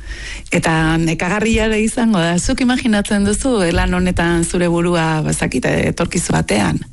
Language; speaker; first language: Basque; native; Basque